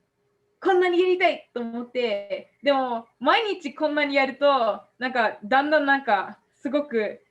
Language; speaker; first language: Japanese; non-native, fluent; English